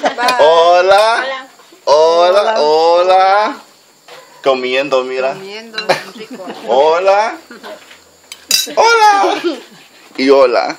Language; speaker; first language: Spanish; non-native, learner; English